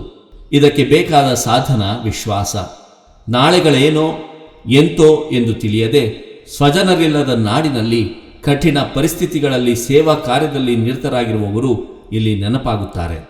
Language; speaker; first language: Kannada; native; Kannada